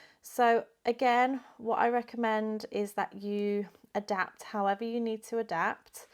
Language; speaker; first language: English; native; English